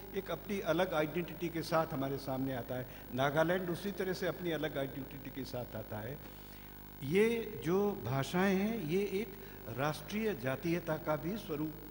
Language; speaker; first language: Hindi; native; Hindi